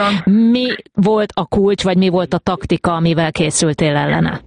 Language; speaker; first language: Hungarian; native; Hungarian